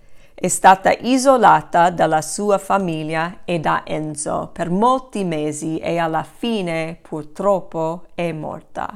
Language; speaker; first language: Italian; non-native, fluent; English